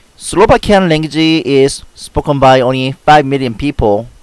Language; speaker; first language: English; non-native, fluent; Korean